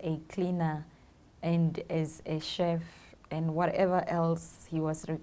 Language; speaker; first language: English; native; English